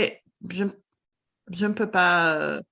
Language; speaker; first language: French; non-native, fluent; English